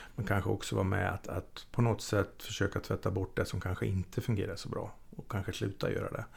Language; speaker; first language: Swedish; native; Swedish